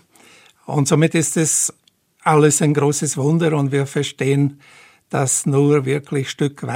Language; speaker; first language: German; native; German